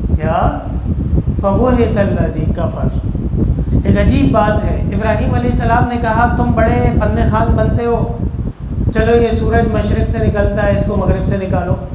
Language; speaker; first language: Urdu; non-native, local second language; Pashto